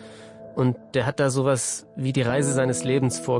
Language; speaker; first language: German; native; German